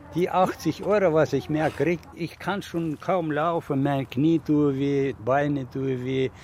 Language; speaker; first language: German; non-native, fluent; Russian